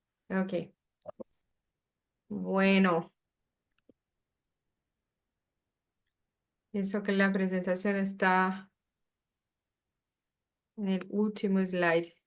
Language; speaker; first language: Spanish; non-native, learner; Portuguese